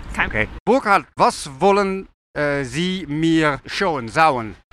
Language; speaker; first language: German; non-native, learner; Dutch